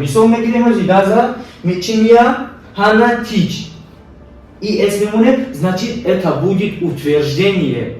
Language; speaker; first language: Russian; non-native, local second language; Tajik